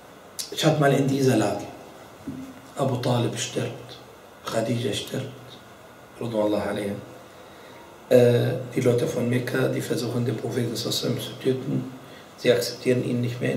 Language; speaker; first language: German; non-native, fluent; Arabic